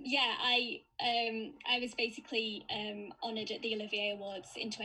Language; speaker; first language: English; native; English